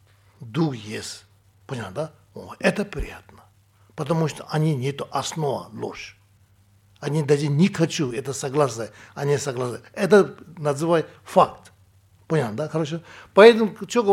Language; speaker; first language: Russian; non-native, learner; Tibetan